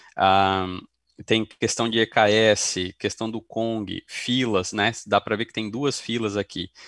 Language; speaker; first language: Portuguese; native; Portuguese